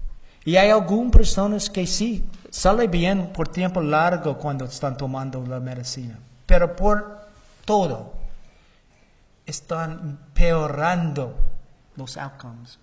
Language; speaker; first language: Spanish; non-native, learner; English